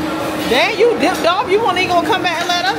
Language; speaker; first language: English; native; English